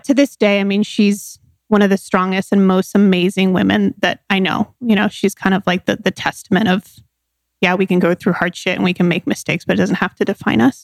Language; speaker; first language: English; native; English